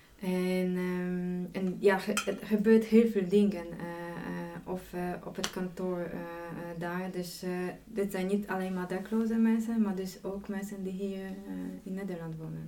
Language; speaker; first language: Dutch; non-native, fluent; Polish